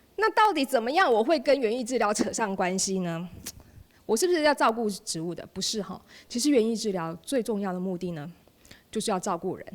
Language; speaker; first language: Chinese; native; Chinese